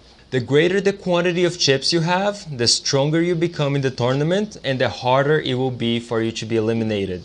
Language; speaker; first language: English; non-native, fluent; Portuguese